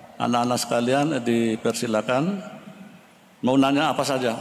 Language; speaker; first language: Indonesian; non-native, local second language; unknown